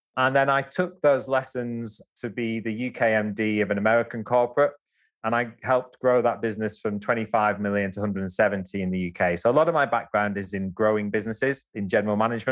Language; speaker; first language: English; native; English